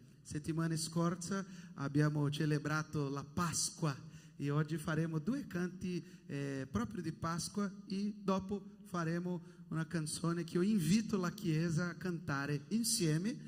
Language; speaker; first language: Italian; non-native, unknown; Portuguese